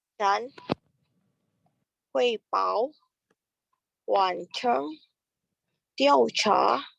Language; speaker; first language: Chinese; non-native, learner; Indonesian